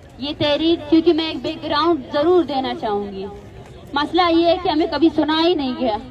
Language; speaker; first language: Urdu; non-native, local second language; Baluchi